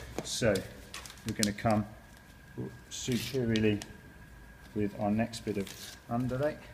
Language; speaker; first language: English; native; English